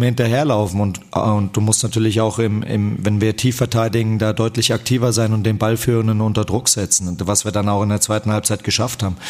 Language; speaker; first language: German; native; German